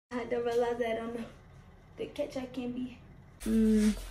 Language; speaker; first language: English; native; English